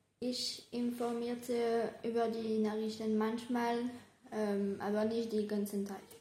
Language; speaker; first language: German; non-native, learner; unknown